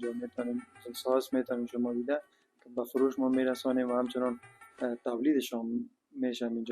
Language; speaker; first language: Persian; native; Persian